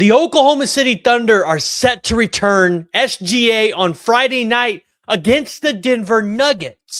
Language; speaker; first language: English; native; English